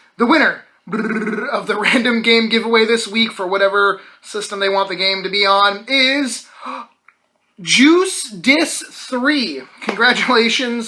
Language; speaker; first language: English; native; English